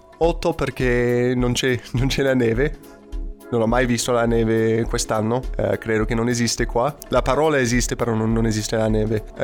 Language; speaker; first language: Italian; non-native, fluent; English